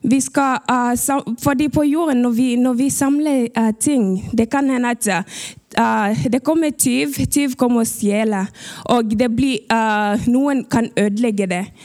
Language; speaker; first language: Norwegian; early bilingual, other home language; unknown